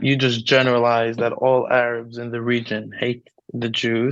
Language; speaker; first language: English; native; English